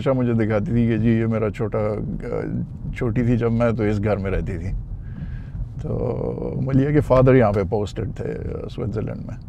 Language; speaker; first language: Urdu; non-native, local second language; Pashto